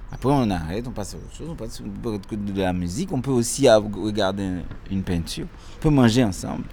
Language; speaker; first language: French; non-native, local second language; Haitian Creole